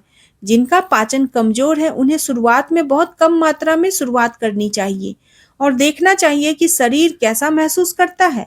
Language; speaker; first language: Hindi; native; Hindi